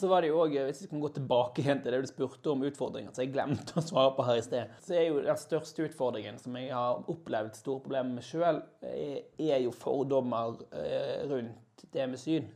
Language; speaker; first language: Norwegian; native; Norwegian